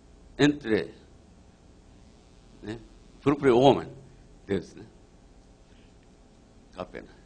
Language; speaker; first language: Portuguese; non-native, learner; Japanese